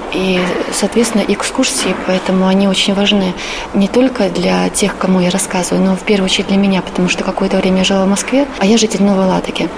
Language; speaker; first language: Russian; native; Russian